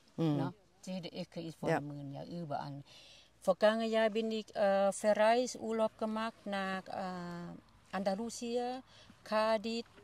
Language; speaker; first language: German; non-native, fluent; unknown